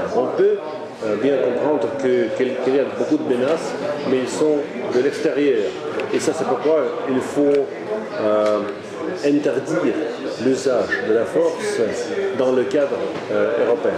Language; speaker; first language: French; non-native, fluent; Russian